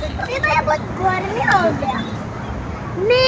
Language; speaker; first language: Hindi; non-native, local second language; Bangla